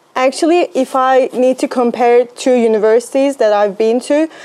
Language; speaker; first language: English; non-native, fluent; Turkish